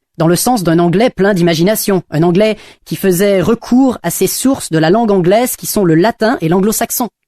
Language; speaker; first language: French; non-native, fluent; English